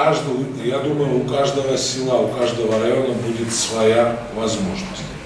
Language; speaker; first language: Russian; non-native, fluent; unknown